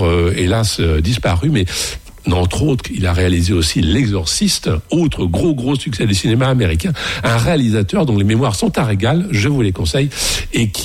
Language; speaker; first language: French; native; French